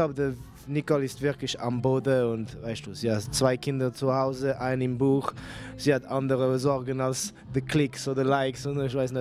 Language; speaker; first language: German; non-native, fluent; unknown